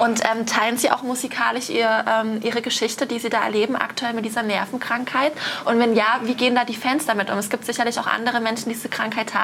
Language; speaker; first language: German; native; German